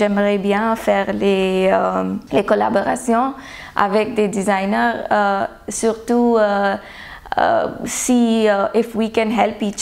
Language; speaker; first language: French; non-native, learner; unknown